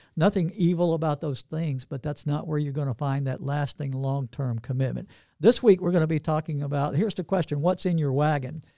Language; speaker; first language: English; native; English